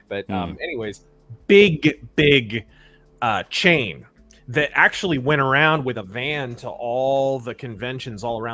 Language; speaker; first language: English; native; English